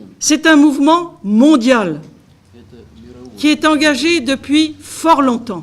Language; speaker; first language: French; native; French